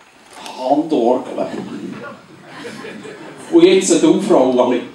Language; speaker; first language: German; native; German